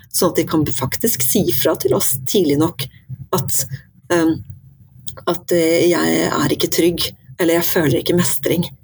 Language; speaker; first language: Norwegian; native; Norwegian